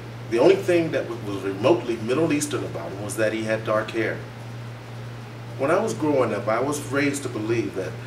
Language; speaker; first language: English; native; English